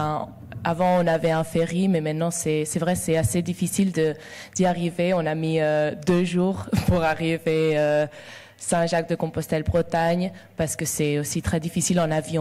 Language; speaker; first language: French; non-native, local second language; Galician